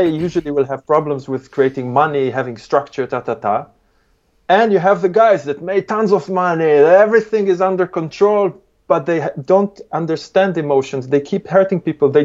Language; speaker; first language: English; non-native, fluent; Hebrew